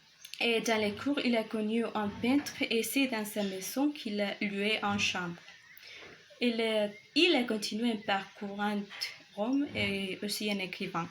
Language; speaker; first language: French; non-native, learner; Spanish